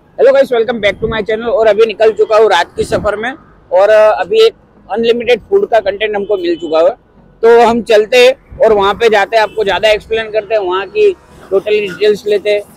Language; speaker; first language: Hindi; non-native, local second language; Gujarati